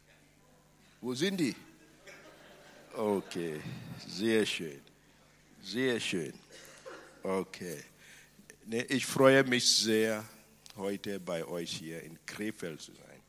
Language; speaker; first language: German; non-native, fluent; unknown